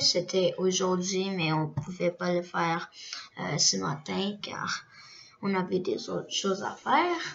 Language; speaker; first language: French; early bilingual, other home language; Korean